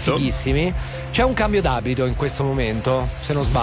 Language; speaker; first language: Italian; native; Italian